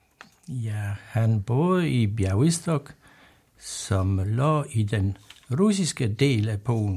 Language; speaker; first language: Danish; non-native, fluent; Polish